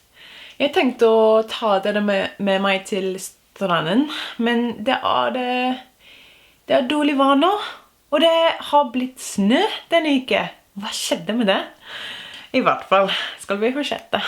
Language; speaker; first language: Norwegian; non-native, learner; English